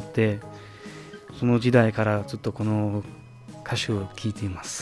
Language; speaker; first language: Japanese; non-native, fluent; Uzbek